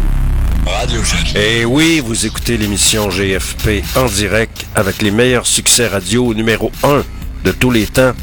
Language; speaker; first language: French; native; French